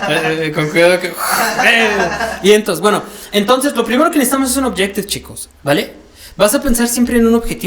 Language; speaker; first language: Spanish; native; Spanish